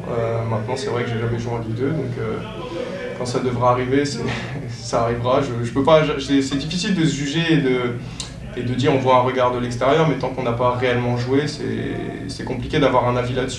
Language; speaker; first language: French; native; French